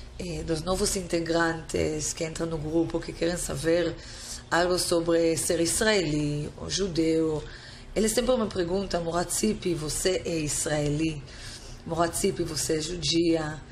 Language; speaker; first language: Portuguese; non-native, fluent; Hebrew